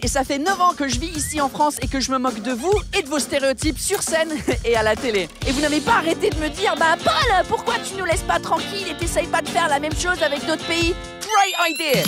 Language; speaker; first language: French; non-native, fluent; English